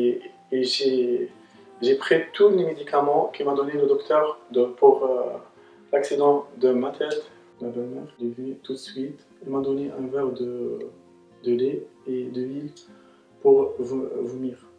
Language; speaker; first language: French; non-native, local second language; Arabic